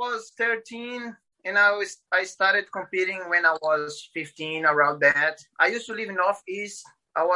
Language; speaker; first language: English; non-native, learner; Portuguese